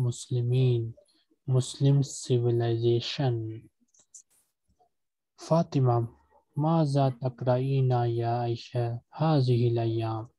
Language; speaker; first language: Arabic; non-native, fluent; Urdu